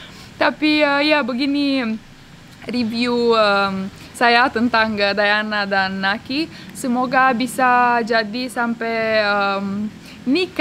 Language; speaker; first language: Indonesian; non-native, fluent; Romanian